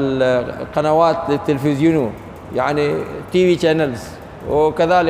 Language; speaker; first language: Arabic; non-native, fluent; Urdu